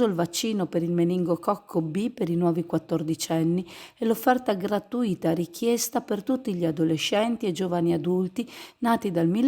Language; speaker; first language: Italian; native; Italian